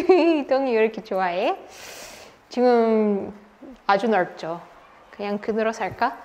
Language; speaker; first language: Korean; non-native, fluent; Russian